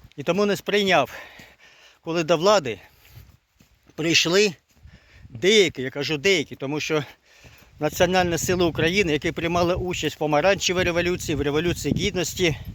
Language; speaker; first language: Ukrainian; native; Ukrainian